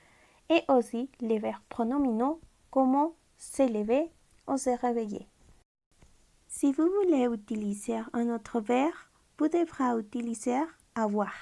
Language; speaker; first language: French; non-native, fluent; Spanish